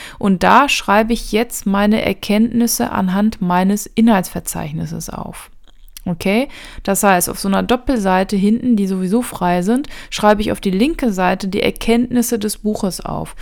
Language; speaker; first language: German; native; German